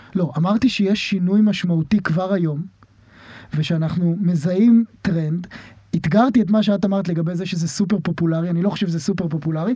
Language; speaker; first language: Hebrew; native; Hebrew